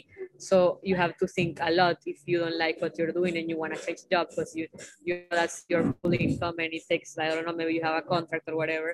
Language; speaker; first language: English; non-native, fluent; Spanish